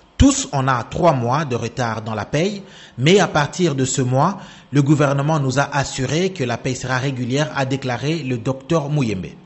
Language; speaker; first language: French; non-native, local second language; Lingala